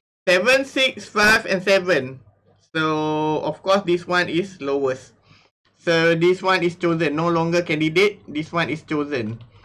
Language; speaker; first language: English; non-native, local second language; Malay